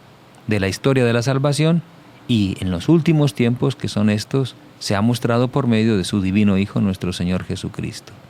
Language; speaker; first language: Spanish; native; Spanish